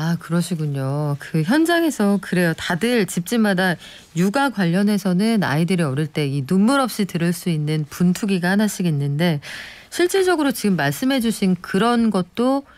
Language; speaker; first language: Korean; native; Korean